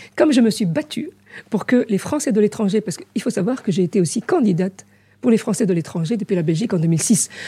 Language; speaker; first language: French; early bilingual, other home language; Arabic